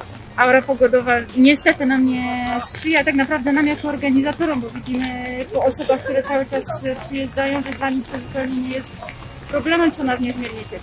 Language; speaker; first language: Polish; native; Polish